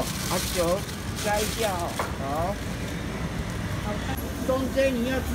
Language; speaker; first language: Chinese; native; Chinese